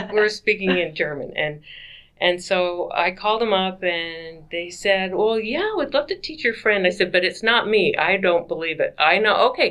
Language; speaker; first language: English; native; English